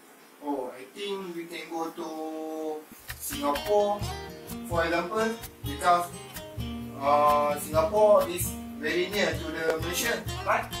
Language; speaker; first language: English; non-native, local second language; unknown